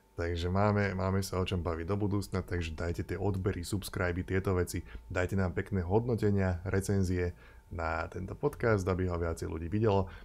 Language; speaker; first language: Slovak; native; Slovak